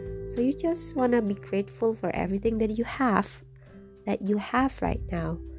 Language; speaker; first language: English; non-native, fluent; Indonesian